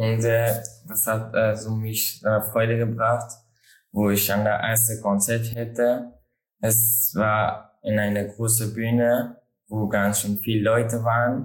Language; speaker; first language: German; non-native, learner; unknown